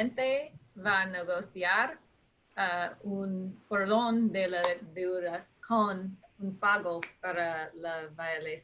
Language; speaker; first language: Spanish; non-native, fluent; English